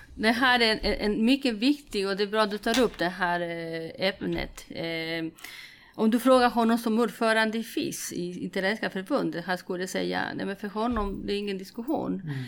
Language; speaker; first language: Swedish; non-native, fluent; Spanish